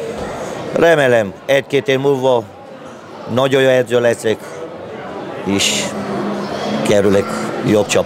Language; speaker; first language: Hungarian; non-native, fluent; Romanian